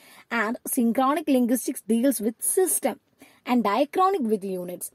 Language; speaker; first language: English; non-native, local second language; Malayalam